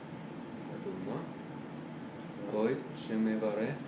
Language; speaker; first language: Hebrew; non-native, learner; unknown